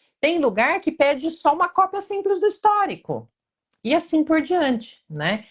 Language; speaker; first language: Portuguese; native; Portuguese